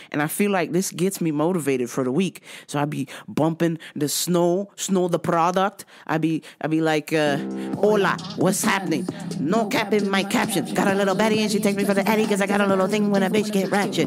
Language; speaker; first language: English; native; English